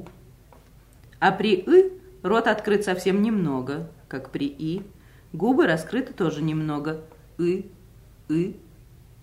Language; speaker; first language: Russian; native; Russian